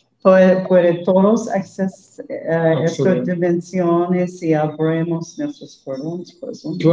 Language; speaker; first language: Spanish; non-native, learner; English